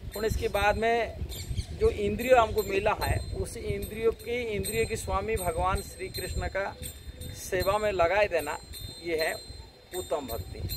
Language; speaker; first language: Hindi; non-native, local second language; Odia